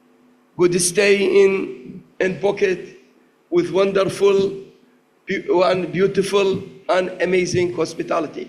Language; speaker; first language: English; non-native, learner; Arabic